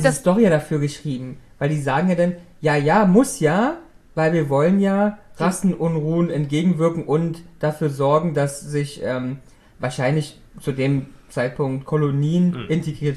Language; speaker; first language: German; native; German